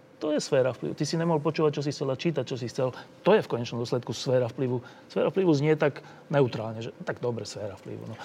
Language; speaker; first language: Slovak; native; Slovak